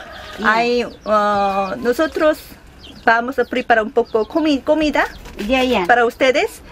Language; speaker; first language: Spanish; non-native, learner; Korean